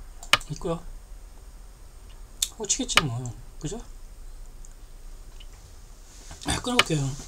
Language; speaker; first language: Korean; native; Korean